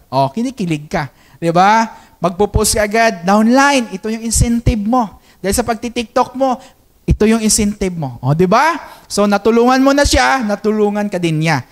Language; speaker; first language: Filipino; non-native, local second language; Hiligaynon